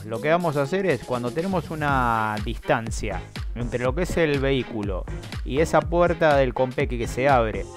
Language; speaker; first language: Spanish; native; Spanish